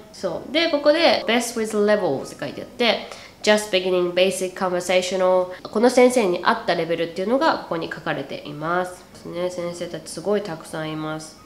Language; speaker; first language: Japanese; native; Japanese